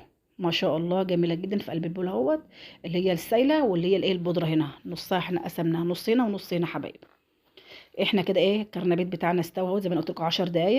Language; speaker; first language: Arabic; native; Arabic